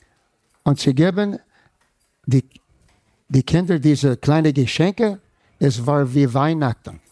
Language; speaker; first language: German; non-native, fluent; English